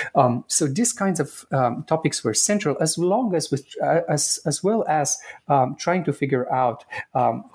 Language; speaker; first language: English; non-native, fluent; Romanian